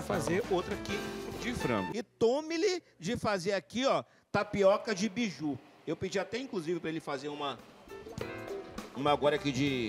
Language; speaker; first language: Portuguese; native; Portuguese